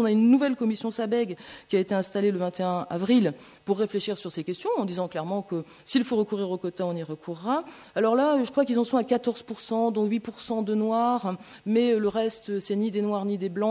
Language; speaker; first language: French; native; French